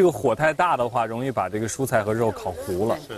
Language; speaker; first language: Chinese; native; Chinese